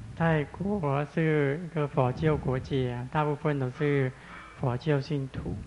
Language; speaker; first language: Chinese; non-native, fluent; Thai